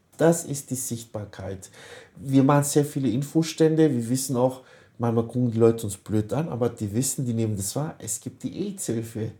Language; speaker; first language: German; early bilingual, other home language; Kurdish